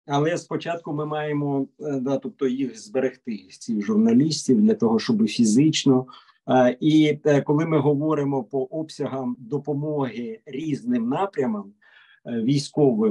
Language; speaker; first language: Ukrainian; native; Ukrainian